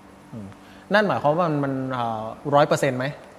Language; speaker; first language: Thai; native; Thai